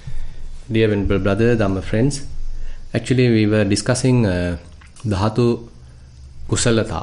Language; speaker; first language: English; non-native, local second language; Sinhala